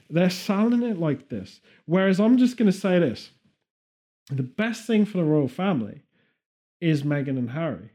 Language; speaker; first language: English; native; English